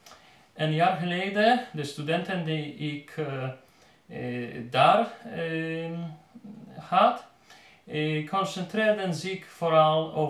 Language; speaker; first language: Dutch; non-native, learner; Polish